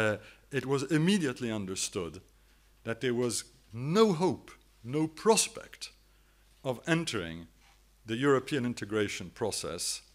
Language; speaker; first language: English; non-native, fluent; French